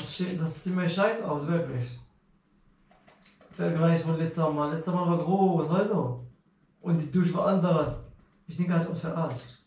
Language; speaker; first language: German; non-native, fluent; Arabic